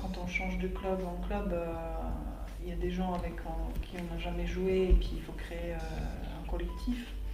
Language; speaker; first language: French; non-native, fluent; Slovak